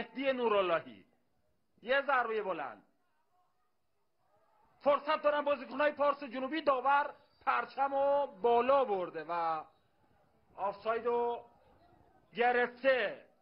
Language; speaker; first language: Persian; native; Persian